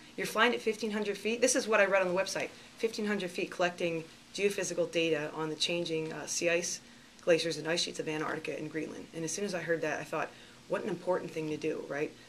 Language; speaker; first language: English; native; English